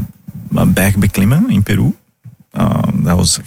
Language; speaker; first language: Dutch; non-native, fluent; Portuguese